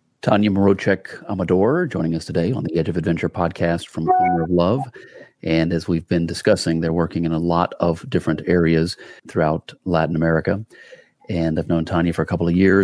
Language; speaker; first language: English; native; English